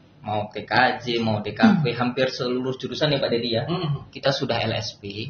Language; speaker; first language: Indonesian; native; Indonesian